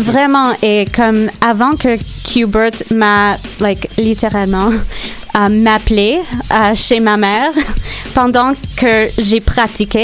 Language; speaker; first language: French; non-native, local second language; English